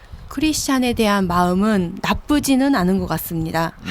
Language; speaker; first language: Korean; early bilingual, heritage; Korean